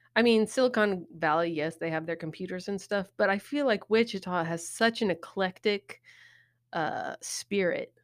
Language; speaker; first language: English; native; English